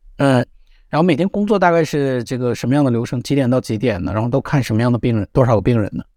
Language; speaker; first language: Chinese; native; Chinese